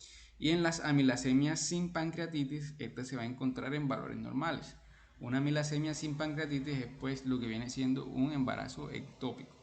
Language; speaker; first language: Spanish; native; Spanish